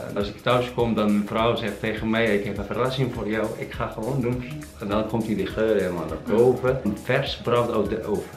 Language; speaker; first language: Dutch; non-native, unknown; Arabic